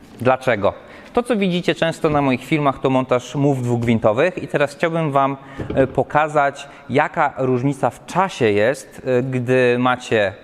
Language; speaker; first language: Polish; native; Polish